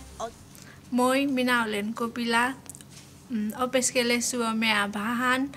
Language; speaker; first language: Finnish; non-native, learner; Nepali